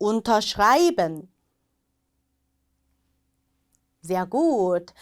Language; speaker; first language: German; non-native, fluent; Korean